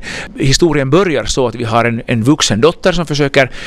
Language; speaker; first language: Swedish; native; Swedish